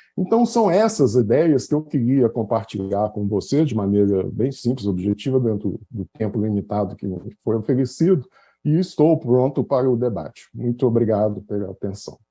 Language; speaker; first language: Portuguese; native; Portuguese